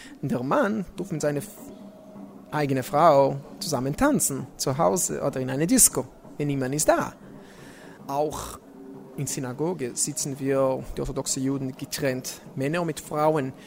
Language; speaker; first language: German; non-native, learner; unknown